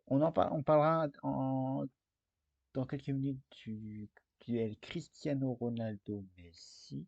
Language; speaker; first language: French; native; French